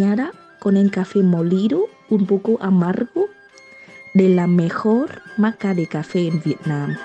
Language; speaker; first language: Spanish; non-native, fluent; Vietnamese